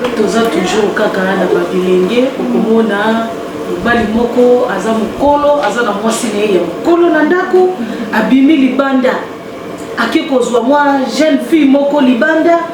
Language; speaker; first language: Lingala; native; Lingala